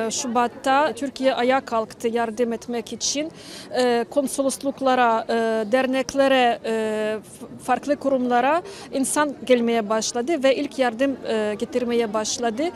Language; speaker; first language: Turkish; non-native, learner; Ukrainian